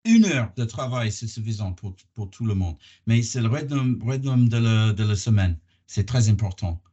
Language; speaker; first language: French; non-native, learner; English